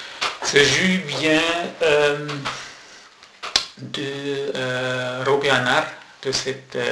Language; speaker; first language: French; non-native, local second language; German